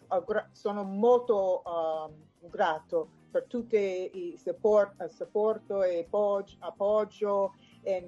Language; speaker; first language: Italian; non-native, fluent; English